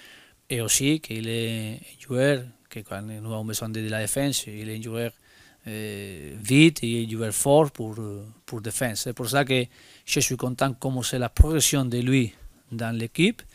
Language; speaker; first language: French; non-native, learner; Spanish